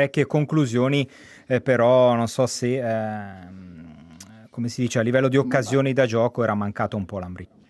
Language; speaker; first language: Italian; native; Italian